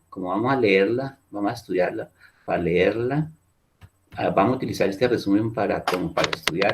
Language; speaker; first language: Spanish; native; Spanish